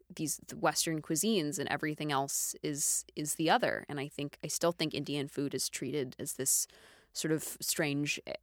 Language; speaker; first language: English; native; English